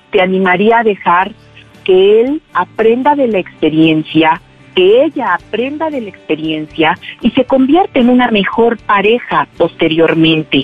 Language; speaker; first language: Spanish; native; Spanish